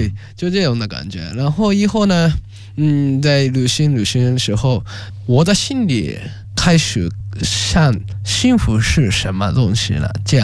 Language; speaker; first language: Chinese; non-native, fluent; Japanese